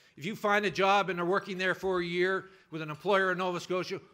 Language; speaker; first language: English; native; English